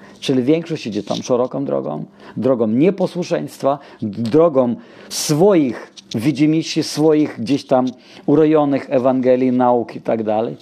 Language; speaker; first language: Polish; non-native, fluent; Russian